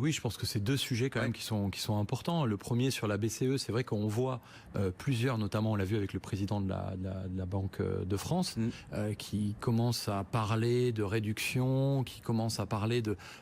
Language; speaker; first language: French; native; French